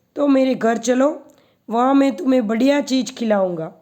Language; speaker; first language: Hindi; non-native, local second language; Gujarati